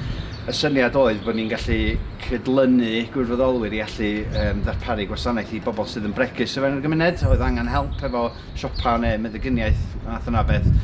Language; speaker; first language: Welsh; native; Welsh